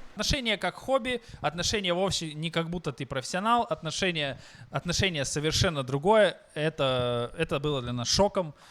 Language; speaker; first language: Russian; native; Russian